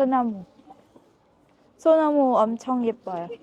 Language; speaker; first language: Korean; non-native, learner; Thai